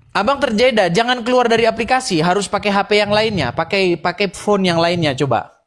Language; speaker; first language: Indonesian; native; Indonesian